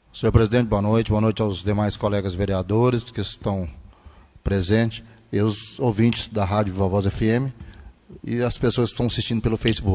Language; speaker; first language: Portuguese; native; Portuguese